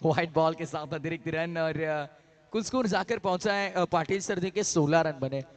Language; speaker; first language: Hindi; non-native, local second language; Marathi